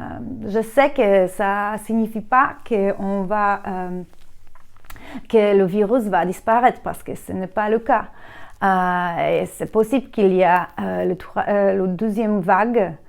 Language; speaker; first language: French; non-native, learner; Polish